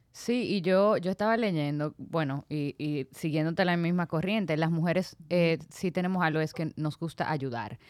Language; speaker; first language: Spanish; native; Spanish